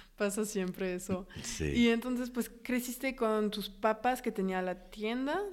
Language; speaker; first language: Spanish; non-native, fluent; French